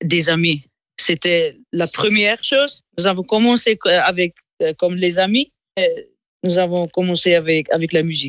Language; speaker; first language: French; non-native, local second language; German